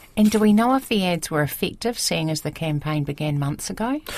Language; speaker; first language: English; native; English